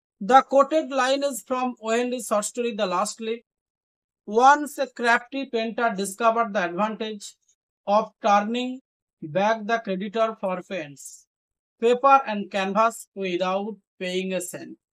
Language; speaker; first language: English; non-native, local second language; Bangla